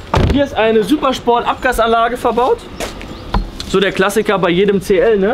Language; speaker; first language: German; native; German